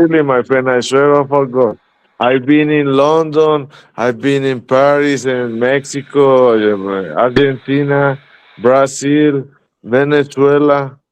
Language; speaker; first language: English; non-native, learner; Spanish